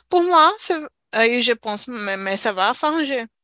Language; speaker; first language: French; non-native, learner; Portuguese